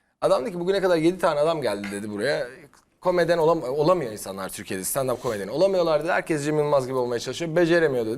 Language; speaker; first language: Turkish; native; Turkish